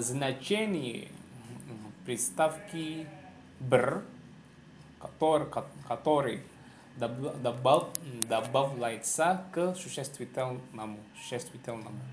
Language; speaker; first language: Russian; non-native, learner; Javanese